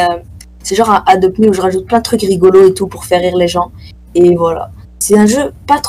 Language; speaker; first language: French; native; French